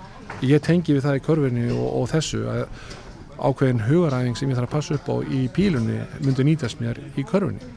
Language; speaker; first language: Icelandic; native; Icelandic